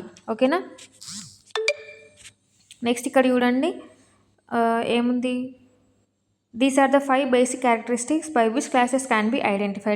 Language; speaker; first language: Telugu; native; Telugu